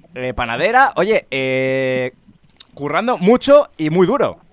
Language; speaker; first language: Spanish; native; Spanish